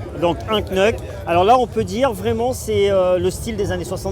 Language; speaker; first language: French; native; French